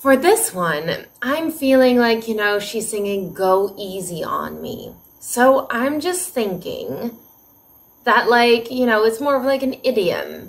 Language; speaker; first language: English; early bilingual, other home language; Dutch